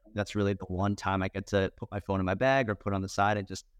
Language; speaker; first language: English; native; English